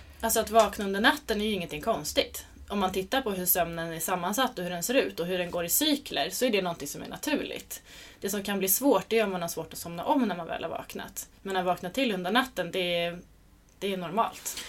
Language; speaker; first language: Swedish; native; Swedish